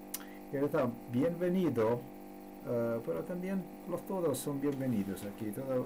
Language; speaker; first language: Spanish; non-native, learner; Slovenian